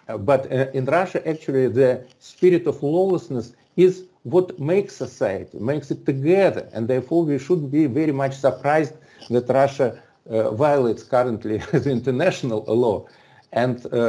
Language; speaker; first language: English; non-native, fluent; Russian